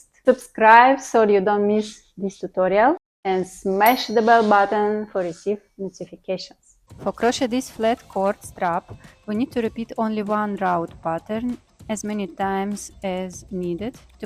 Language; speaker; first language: English; non-native, fluent; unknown